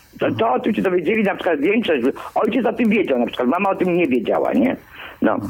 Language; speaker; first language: Polish; early bilingual, other home language; Greek